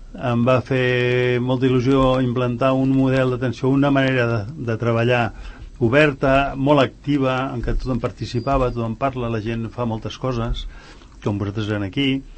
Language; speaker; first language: Catalan; native; Catalan